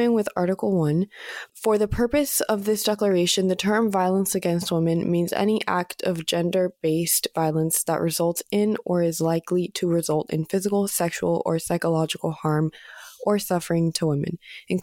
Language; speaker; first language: English; native; English